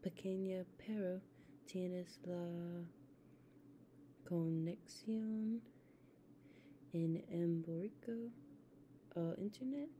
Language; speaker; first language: Spanish; non-native, learner; English